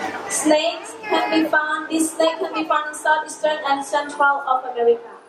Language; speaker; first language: English; non-native, fluent; Indonesian